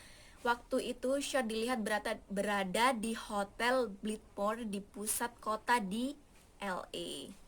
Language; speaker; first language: Indonesian; native; Indonesian